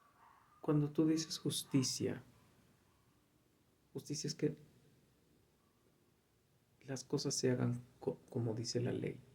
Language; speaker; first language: Spanish; native; Spanish